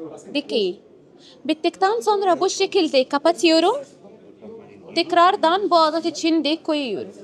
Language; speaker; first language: Turkish; non-native, learner; Arabic